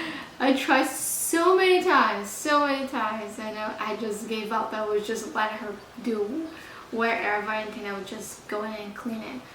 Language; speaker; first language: English; non-native, fluent; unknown